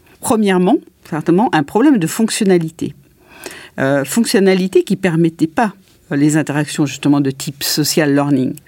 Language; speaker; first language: French; native; French